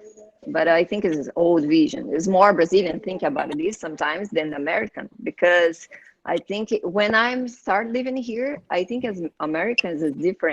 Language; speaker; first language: English; non-native, learner; Portuguese